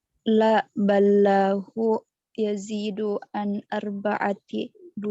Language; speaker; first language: Arabic; non-native, learner; Indonesian